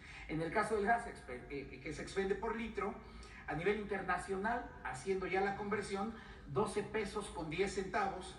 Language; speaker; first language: Spanish; native; Spanish